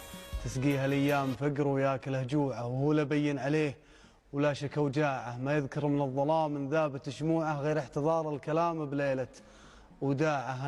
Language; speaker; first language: Arabic; native; Arabic